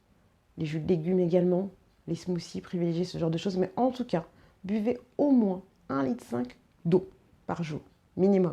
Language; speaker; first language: French; native; French